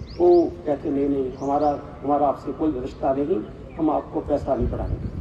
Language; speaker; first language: Hindi; non-native, local second language; Punjabi